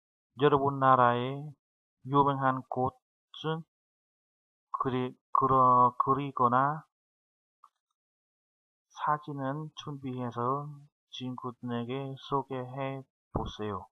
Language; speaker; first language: Korean; non-native, fluent; Vietnamese